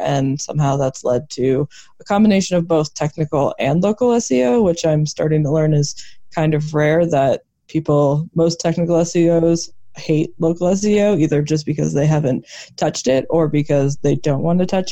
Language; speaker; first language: English; native; English